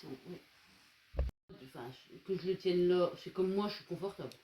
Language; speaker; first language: French; native; French